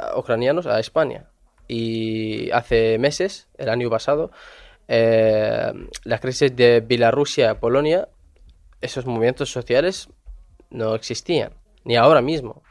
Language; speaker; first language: Spanish; non-native, fluent; Arabic